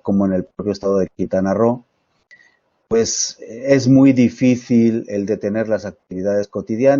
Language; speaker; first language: Spanish; native; Spanish